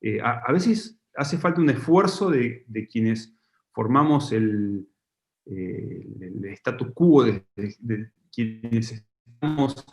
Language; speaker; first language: Spanish; native; Spanish